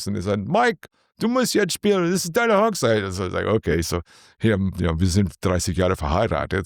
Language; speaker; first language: German; non-native, learner; English